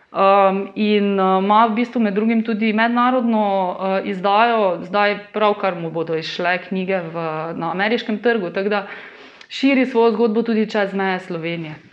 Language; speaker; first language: Slovenian; native; Slovenian